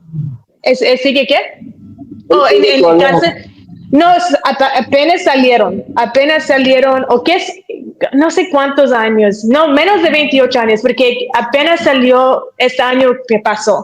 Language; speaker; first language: Spanish; early bilingual, heritage; Spanish